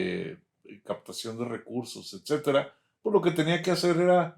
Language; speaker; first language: Spanish; native; Spanish